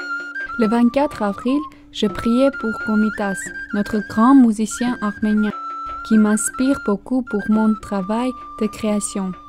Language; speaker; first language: French; non-native, learner; Armenian